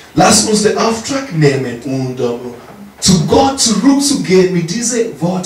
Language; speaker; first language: German; non-native, learner; English